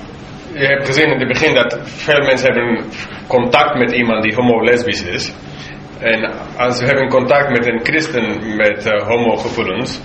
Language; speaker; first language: Dutch; non-native, fluent; English